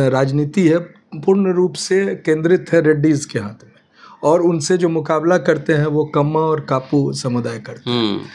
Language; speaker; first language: Hindi; native; Hindi